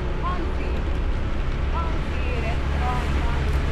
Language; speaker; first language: English; non-native, learner; Arabic